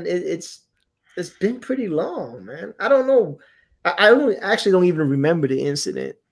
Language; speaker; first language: English; non-native, fluent; Spanish